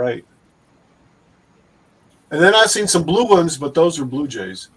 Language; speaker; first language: English; native; English